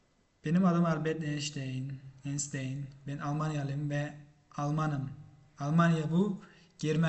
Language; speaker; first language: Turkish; non-native, fluent; Uzbek